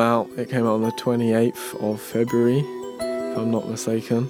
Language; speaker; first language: English; native; English